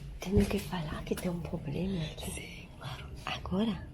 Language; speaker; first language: Portuguese; non-native, fluent; French